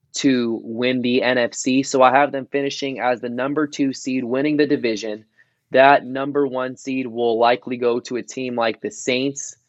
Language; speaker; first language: English; native; English